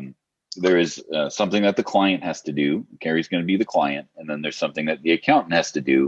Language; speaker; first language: English; native; English